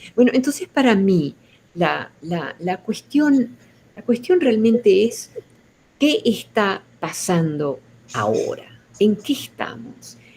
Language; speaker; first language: Spanish; early bilingual, other home language; Dutch